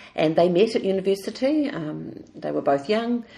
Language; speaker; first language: English; native; English